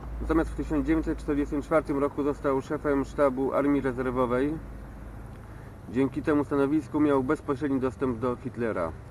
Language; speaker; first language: Polish; native; Polish